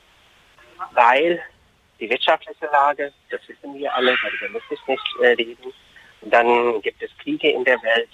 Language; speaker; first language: German; non-native, fluent; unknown